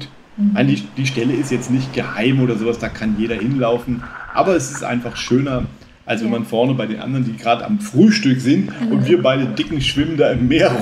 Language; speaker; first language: German; native; German